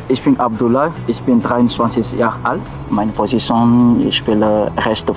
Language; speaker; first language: German; non-native, learner; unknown